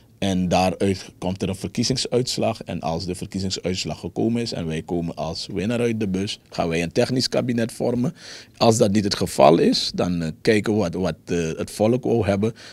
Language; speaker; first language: Dutch; native; Dutch